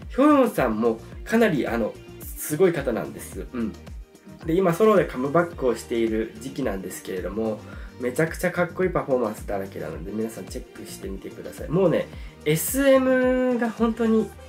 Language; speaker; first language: Japanese; native; Japanese